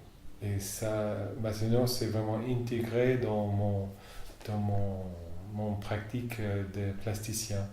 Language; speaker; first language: French; non-native, fluent; English